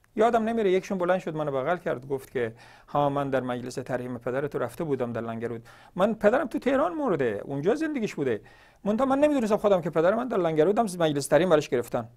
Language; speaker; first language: Persian; native; Persian